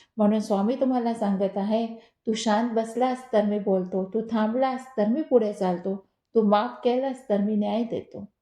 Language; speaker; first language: Marathi; non-native, local second language; Hindi